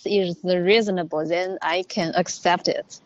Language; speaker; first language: English; non-native, learner; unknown